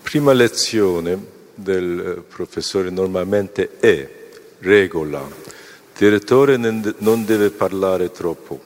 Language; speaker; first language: Italian; non-native, fluent; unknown